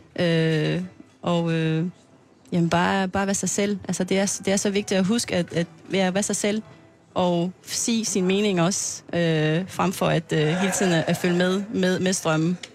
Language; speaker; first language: Danish; non-native, fluent; French